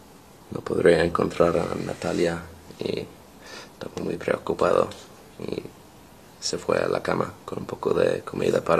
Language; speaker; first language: Spanish; non-native, learner; English